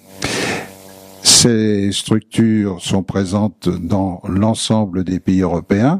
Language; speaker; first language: French; native; French